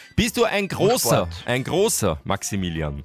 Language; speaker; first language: German; native; German